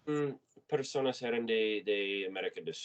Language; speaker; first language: Spanish; non-native, learner; English